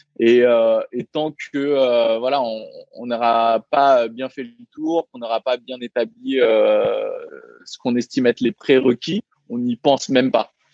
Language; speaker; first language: French; early bilingual, other home language; Vietnamese